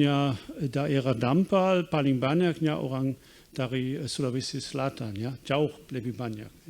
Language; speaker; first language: Indonesian; non-native, fluent; German